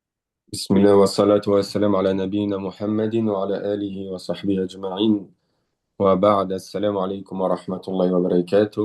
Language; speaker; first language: Arabic; non-native, fluent; French